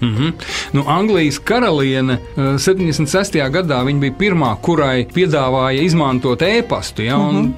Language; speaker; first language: Latvian; native; Latvian